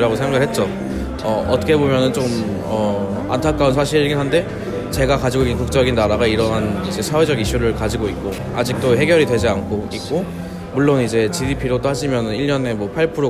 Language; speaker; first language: Korean; early bilingual, other home language; Bangla